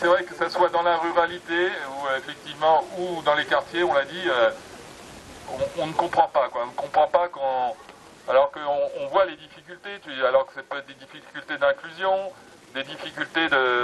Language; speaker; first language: French; native; French